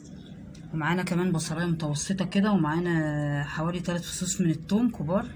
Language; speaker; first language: Arabic; native; Arabic